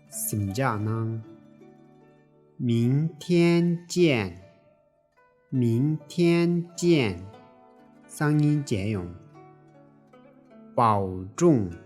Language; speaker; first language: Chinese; non-native, fluent; Tibetan